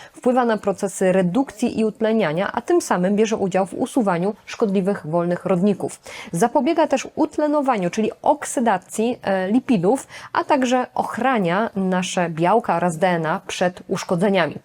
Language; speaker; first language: Polish; native; Polish